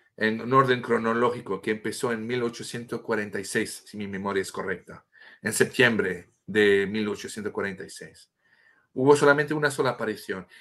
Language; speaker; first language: Spanish; non-native, fluent; French